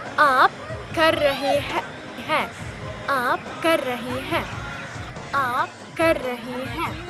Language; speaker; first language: Hindi; non-native, fluent; Arabic